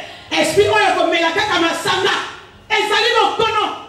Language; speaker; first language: French; non-native, local second language; Lingala